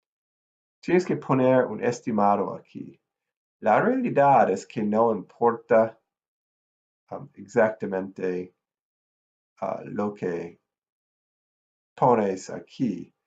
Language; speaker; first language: Spanish; non-native, fluent; English